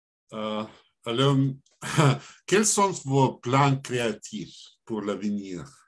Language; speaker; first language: French; non-native, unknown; Russian